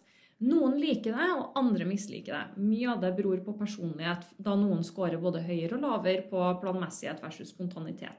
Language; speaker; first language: Norwegian; native; Norwegian